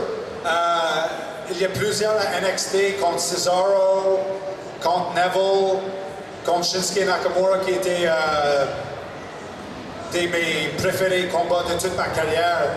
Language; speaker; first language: French; non-native, local second language; English